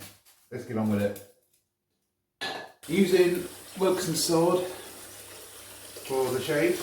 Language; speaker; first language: English; native; English